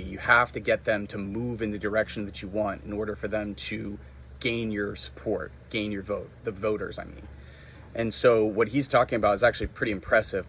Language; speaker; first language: English; native; English